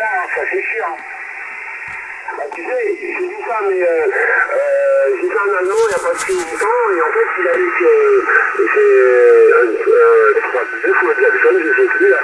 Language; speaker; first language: French; native; French